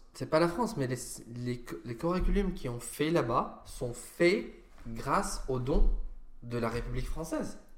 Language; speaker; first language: French; non-native, fluent; Arabic